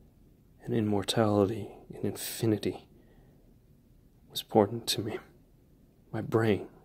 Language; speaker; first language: English; native; English